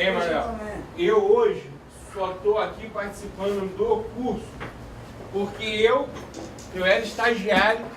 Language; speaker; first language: Portuguese; native; Portuguese